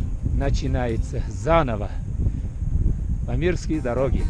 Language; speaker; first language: Russian; non-native, local second language; Uzbek